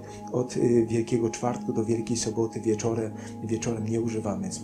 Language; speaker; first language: Polish; native; Polish